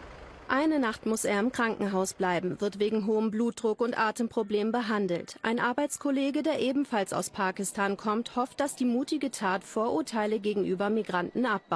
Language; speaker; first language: German; native; German